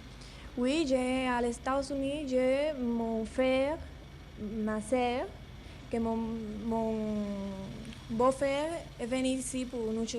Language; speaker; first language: French; non-native, learner; Spanish